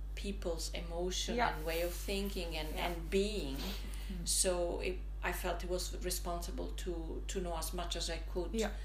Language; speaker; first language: English; non-native, fluent; Italian